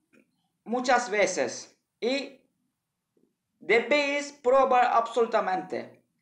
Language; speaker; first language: Spanish; non-native, learner; Turkish